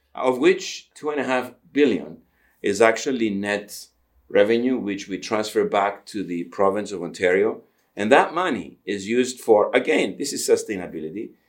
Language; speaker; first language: English; non-native, fluent; Greek